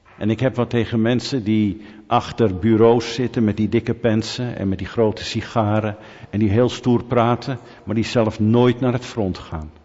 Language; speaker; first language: Dutch; native; Dutch